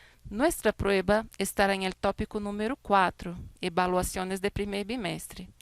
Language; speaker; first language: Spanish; non-native, fluent; Portuguese